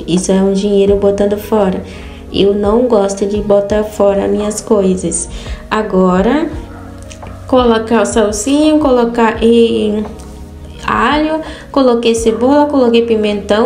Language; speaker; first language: Portuguese; non-native, fluent; Haitian Creole